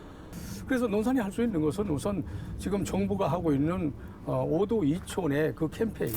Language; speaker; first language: Korean; native; Korean